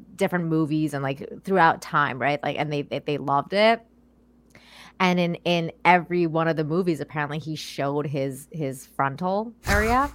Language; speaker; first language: English; early bilingual, other home language; Persian